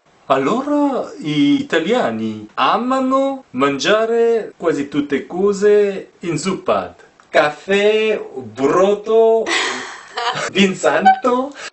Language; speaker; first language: Italian; non-native, learner; Korean